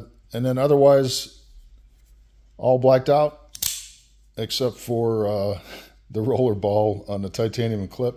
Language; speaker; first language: English; native; English